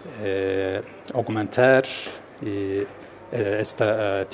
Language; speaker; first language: Spanish; non-native, learner; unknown